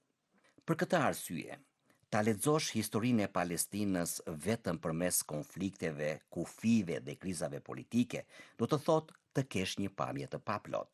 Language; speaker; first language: Albanian; native; Albanian